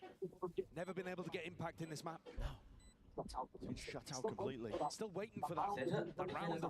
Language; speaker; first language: English; native; English